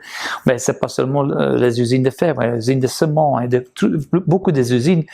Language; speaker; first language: French; non-native, local second language; Dutch